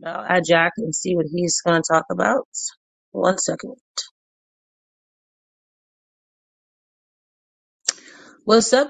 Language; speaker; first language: English; native; English